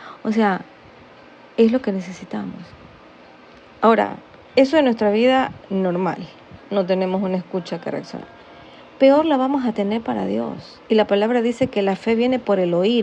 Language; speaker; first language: Spanish; native; Spanish